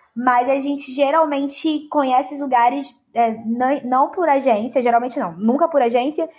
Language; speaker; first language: Portuguese; native; Portuguese